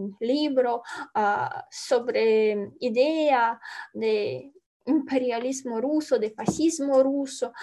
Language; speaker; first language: Spanish; non-native, learner; Ukrainian